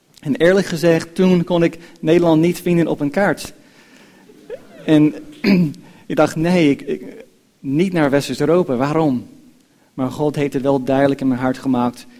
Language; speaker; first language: Dutch; non-native, fluent; English